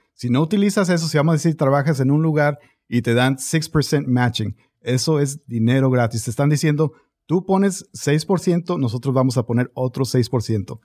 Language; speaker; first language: Spanish; early bilingual, heritage; Spanish